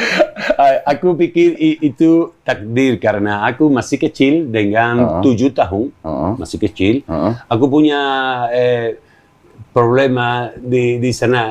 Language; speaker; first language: Indonesian; non-native, learner; Spanish